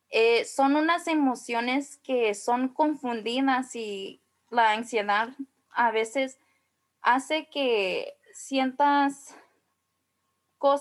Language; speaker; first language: Spanish; early bilingual, heritage; Spanish